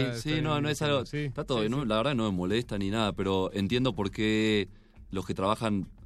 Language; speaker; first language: Spanish; native; Spanish